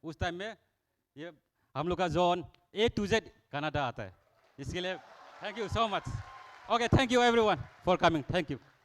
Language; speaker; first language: Hindi; non-native, local second language; Kok Borok